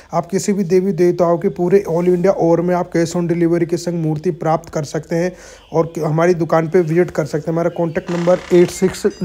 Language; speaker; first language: Hindi; native; Hindi